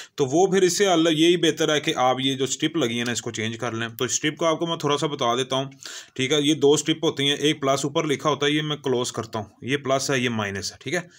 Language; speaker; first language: Urdu; non-native, local second language; Punjabi